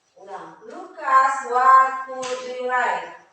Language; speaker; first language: English; non-native, learner; Indonesian